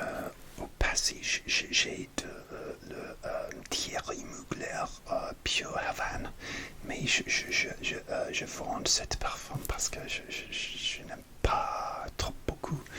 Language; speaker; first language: French; non-native, learner; English